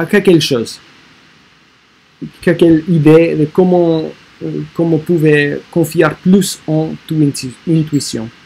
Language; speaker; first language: French; non-native, learner; English